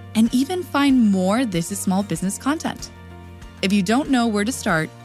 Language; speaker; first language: English; non-native, fluent; Spanish